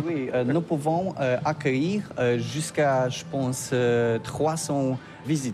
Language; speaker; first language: French; non-native, learner; Polish